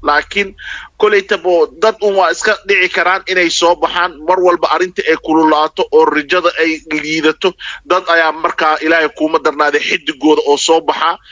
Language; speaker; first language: Somali; non-native, local second language; Maay